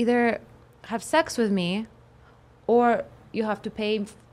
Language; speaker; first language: English; non-native, fluent; Russian